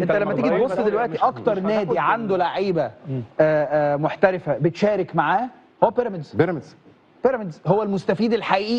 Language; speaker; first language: Arabic; native; Arabic